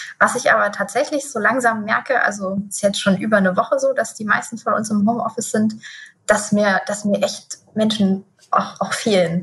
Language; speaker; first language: German; native; German